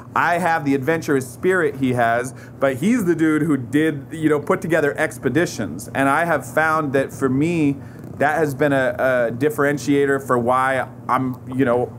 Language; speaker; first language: English; native; English